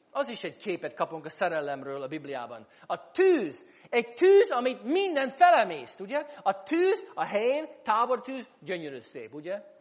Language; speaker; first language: Hungarian; non-native, fluent; English